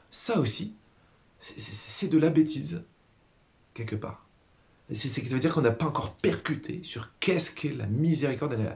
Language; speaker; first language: French; native; French